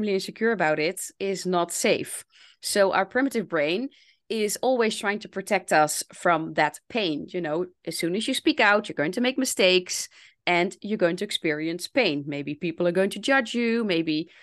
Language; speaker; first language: English; non-native, fluent; Dutch